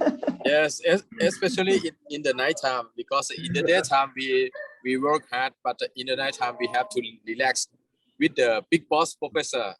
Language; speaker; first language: English; non-native, fluent; Thai